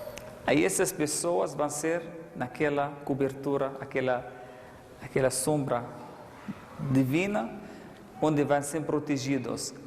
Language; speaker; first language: Portuguese; non-native, fluent; Arabic